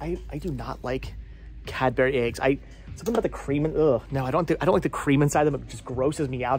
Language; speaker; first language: English; native; English